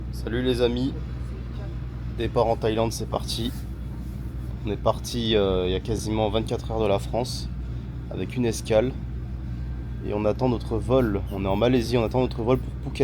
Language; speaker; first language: French; native; French